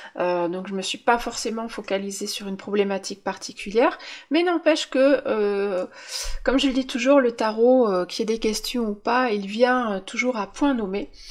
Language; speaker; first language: French; native; French